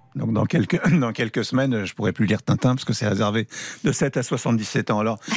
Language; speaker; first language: French; native; French